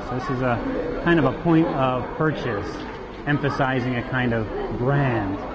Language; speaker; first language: English; native; English